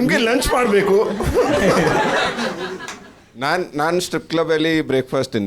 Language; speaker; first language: Kannada; non-native, learner; Punjabi